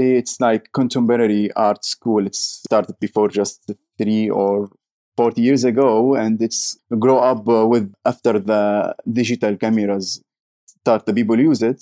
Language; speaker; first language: English; non-native, learner; Arabic